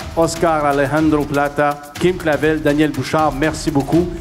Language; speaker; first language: French; native; French